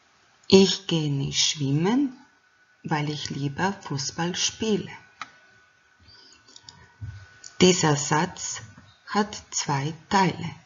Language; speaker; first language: German; non-native, fluent; Croatian